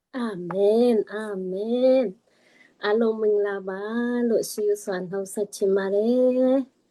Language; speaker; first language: Burmese; non-native, local second language; Tedim Chin